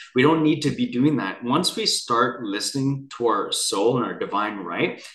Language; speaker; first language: English; native; English